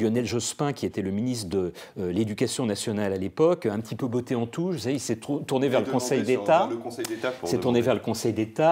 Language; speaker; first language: French; native; French